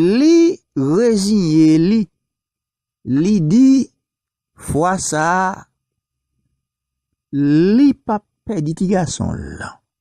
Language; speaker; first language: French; non-native, local second language; Haitian Creole